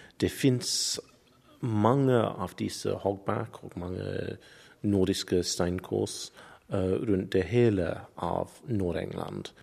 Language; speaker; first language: Norwegian; non-native, learner; English